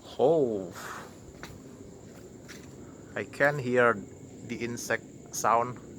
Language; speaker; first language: English; non-native, learner; Indonesian